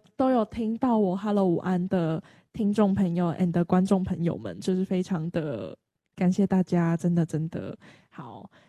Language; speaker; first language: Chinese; native; Chinese